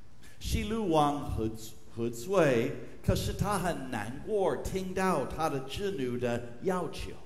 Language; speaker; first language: Chinese; non-native, fluent; English